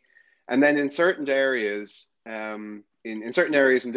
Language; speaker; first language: English; native; English